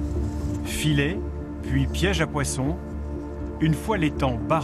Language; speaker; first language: French; native; French